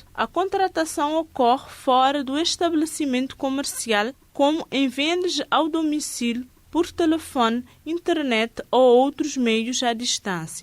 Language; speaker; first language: Portuguese; non-native, local second language; Kabuverdianu